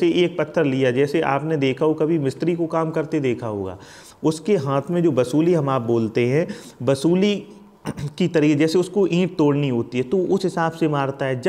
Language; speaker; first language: Hindi; native; Hindi